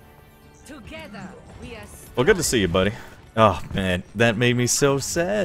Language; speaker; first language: English; native; English